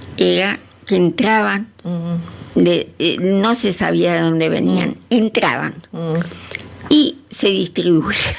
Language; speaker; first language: Spanish; native; Spanish